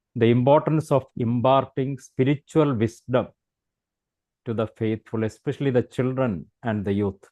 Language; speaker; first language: English; non-native, local second language; Malayalam